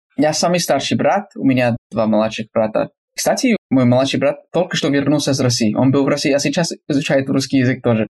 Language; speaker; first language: Russian; non-native, fluent; English